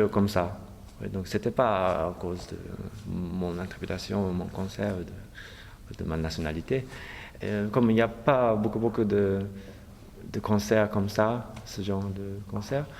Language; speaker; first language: French; non-native, fluent; Japanese